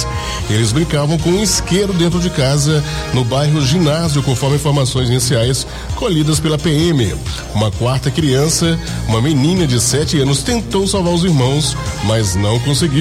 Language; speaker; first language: Portuguese; native; Portuguese